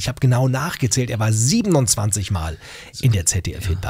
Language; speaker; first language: German; native; German